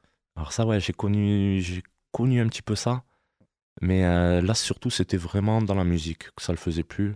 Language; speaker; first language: French; native; French